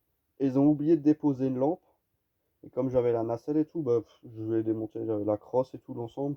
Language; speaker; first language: French; native; French